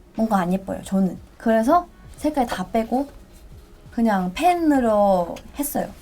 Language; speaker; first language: Korean; non-native, fluent; Thai